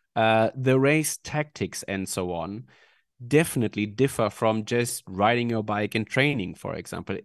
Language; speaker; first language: English; non-native, fluent; German